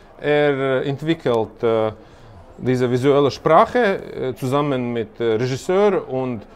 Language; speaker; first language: German; non-native, learner; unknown